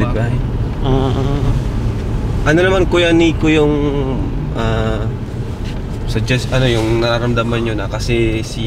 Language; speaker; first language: Filipino; native; Filipino